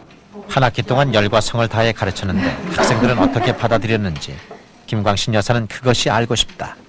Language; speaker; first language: Korean; native; Korean